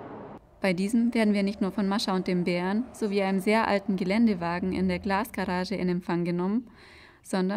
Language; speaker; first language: German; native; German